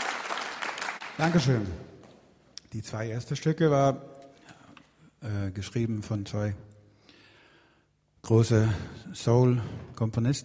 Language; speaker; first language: German; non-native, learner; Swedish